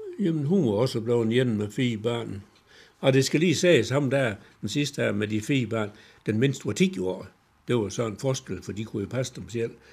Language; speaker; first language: Danish; native; Danish